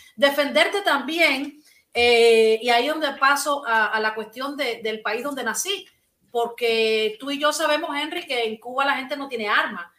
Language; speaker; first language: Spanish; native; Spanish